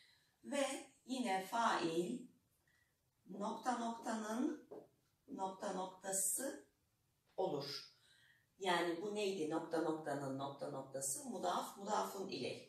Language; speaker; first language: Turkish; non-native, fluent; Arabic